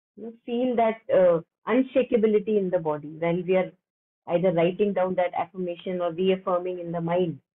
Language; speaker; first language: English; non-native, local second language; Hindi